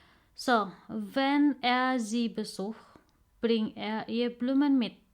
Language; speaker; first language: German; non-native, fluent; Indonesian